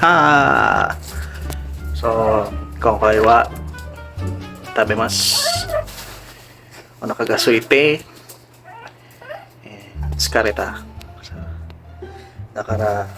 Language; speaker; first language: Japanese; non-native, learner; Filipino